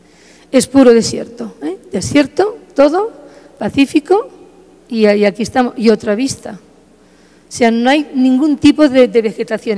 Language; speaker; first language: Spanish; native; Spanish